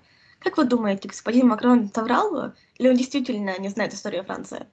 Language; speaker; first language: Russian; native; Russian